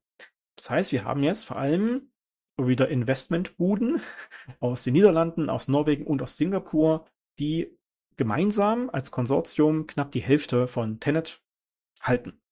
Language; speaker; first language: German; native; German